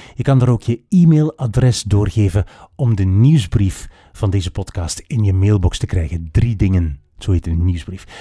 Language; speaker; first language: Dutch; native; Dutch